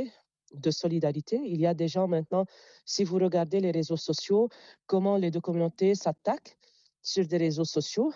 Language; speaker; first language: French; non-native, local second language; Arabic